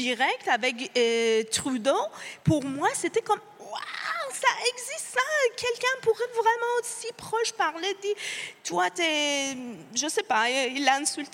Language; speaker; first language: French; non-native, fluent; Persian